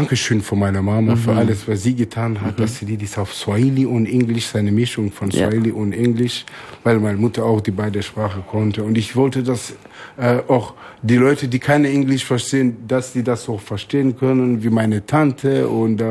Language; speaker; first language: German; non-native, fluent; Swahili